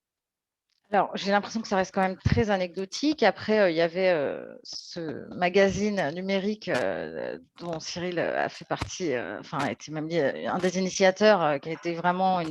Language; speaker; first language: French; native; French